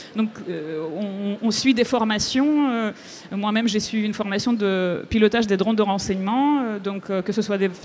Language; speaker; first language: French; non-native, fluent; Ukrainian